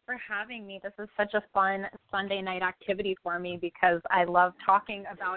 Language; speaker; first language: English; native; English